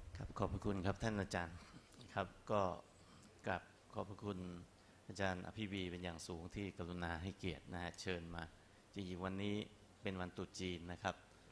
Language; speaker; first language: Thai; non-native, local second language; Chinese